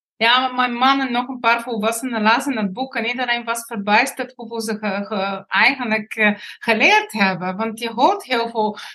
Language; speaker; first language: Dutch; non-native, fluent; Bulgarian